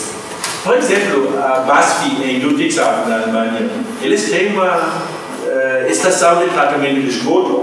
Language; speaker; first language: Portuguese; non-native, fluent; German